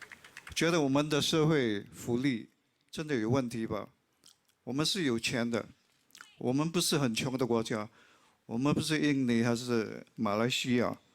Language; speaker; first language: Chinese; non-native, local second language; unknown